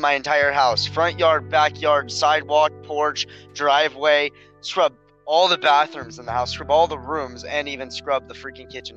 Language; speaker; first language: English; native; English